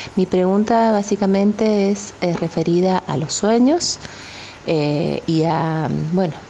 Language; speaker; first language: Spanish; native; Spanish